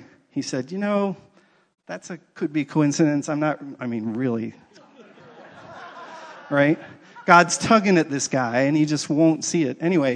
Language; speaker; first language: English; native; English